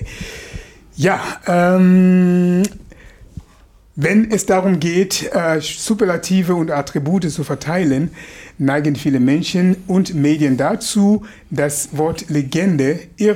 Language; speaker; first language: German; non-native, fluent; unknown